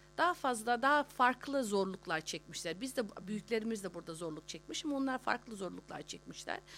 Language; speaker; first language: Turkish; early bilingual, heritage; Turkish